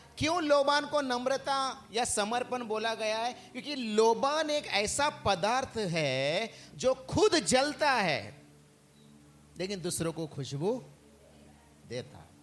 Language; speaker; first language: Hindi; non-native, local second language; Marathi